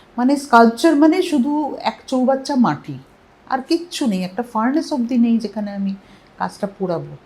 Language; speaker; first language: Bangla; non-native, local second language; Hindi